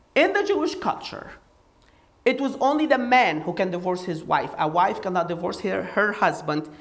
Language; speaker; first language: English; non-native, fluent; Arabic